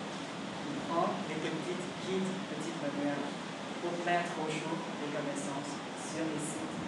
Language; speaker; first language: French; non-native, learner; Vietnamese